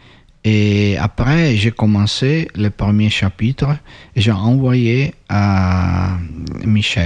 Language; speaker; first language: French; non-native, learner; Italian